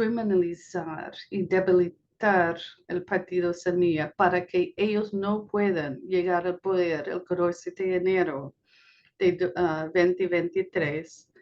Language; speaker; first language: Spanish; non-native, fluent; English